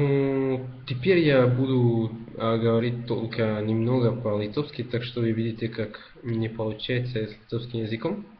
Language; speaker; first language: Russian; non-native, learner; Spanish